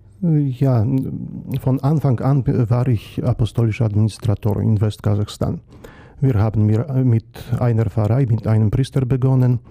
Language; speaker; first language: German; non-native, fluent; Polish